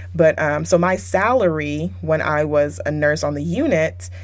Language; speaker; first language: English; native; English